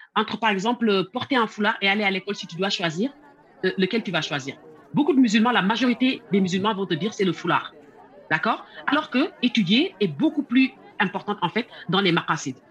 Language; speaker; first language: French; non-native, local second language; Wolof